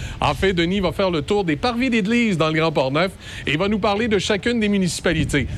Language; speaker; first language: French; native; French